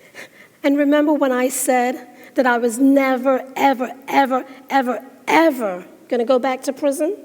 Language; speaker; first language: English; native; English